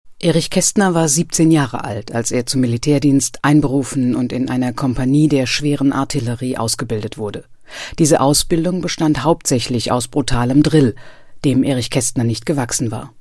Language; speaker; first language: German; native; German